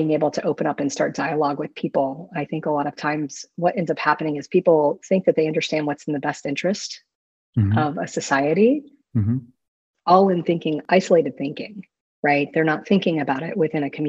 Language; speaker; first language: English; native; English